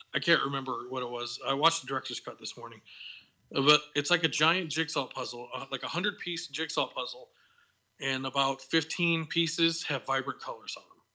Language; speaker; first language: English; native; English